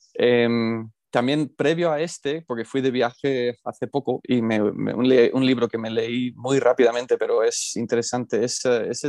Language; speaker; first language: Spanish; early bilingual, heritage; Spanish